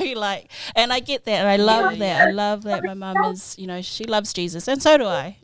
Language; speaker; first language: English; native; English